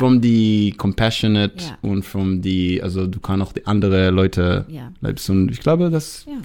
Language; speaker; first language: German; non-native, learner; Hebrew